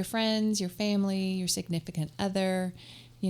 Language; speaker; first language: English; native; English